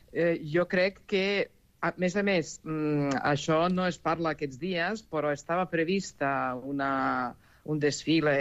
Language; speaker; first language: Catalan; non-native, fluent; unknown